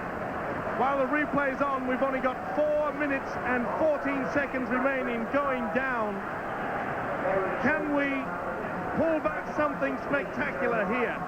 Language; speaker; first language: English; native; English